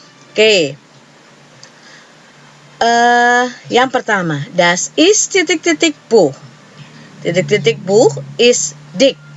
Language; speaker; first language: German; non-native, fluent; Indonesian